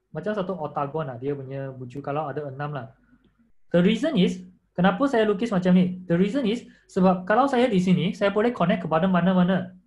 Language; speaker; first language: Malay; non-native, local second language; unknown